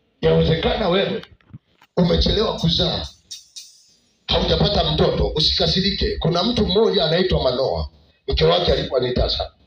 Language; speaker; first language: Swahili; native; Swahili